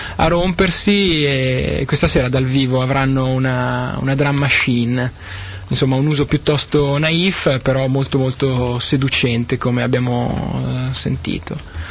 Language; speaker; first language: Italian; native; Italian